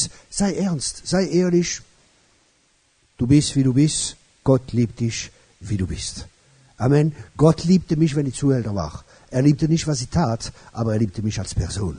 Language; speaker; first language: German; non-native, fluent; French